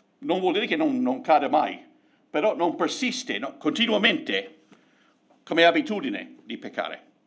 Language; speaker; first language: Italian; non-native, fluent; English